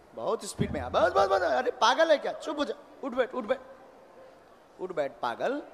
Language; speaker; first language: Hindi; native; Hindi